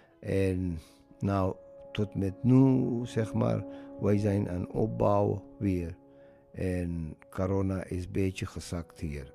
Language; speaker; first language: Dutch; non-native, learner; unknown